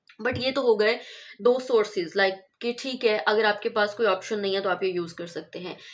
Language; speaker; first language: Urdu; non-native, local second language; Punjabi